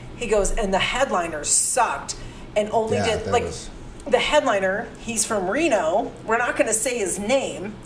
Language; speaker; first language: English; native; English